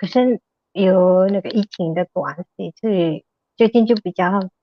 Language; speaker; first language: Chinese; non-native, learner; Indonesian